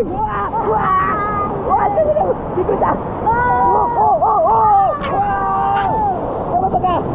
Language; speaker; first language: Indonesian; non-native, fluent; Japanese